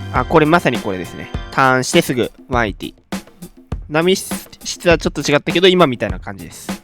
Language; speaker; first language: Japanese; native; Japanese